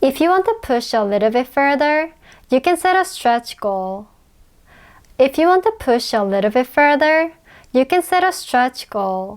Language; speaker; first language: English; non-native, fluent; Korean